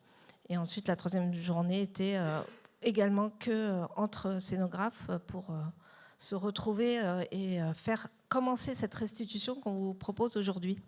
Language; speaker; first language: French; native; French